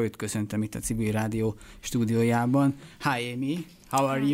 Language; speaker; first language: Hungarian; native; Hungarian